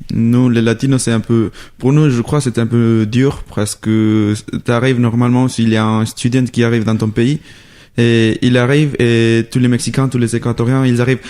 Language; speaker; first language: French; non-native, fluent; Spanish